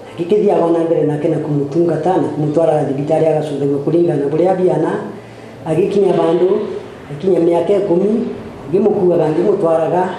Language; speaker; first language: Kikuyu; non-native, local second language; Embu